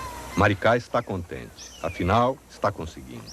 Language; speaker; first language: Portuguese; native; Portuguese